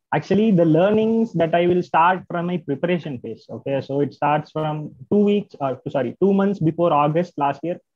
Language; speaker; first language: English; non-native, local second language; Tamil